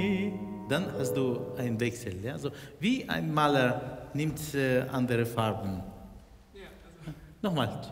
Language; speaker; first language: German; non-native, fluent; Russian